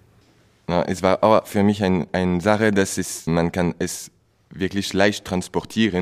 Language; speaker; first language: German; non-native, learner; French